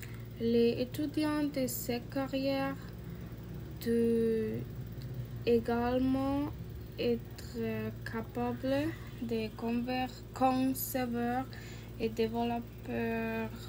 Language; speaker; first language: French; non-native, learner; Spanish